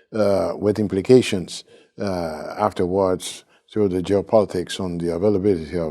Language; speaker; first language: English; non-native, fluent; Portuguese